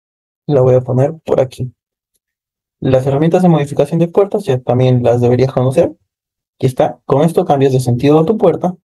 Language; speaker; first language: Spanish; native; Spanish